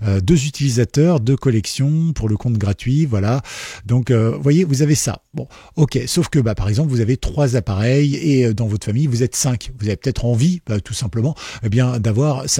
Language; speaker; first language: French; native; French